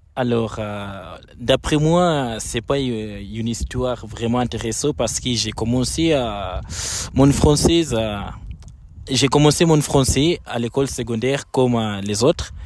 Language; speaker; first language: French; non-native, fluent; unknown